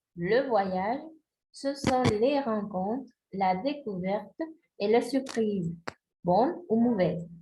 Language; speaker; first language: French; non-native, fluent; Spanish